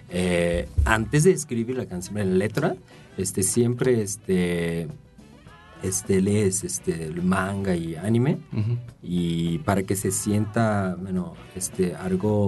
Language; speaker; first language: Spanish; non-native, fluent; Japanese